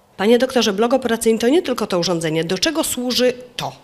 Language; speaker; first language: Polish; native; Polish